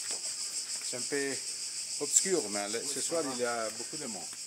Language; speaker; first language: French; non-native, fluent; Italian